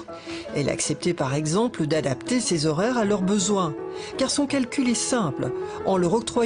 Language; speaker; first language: French; native; French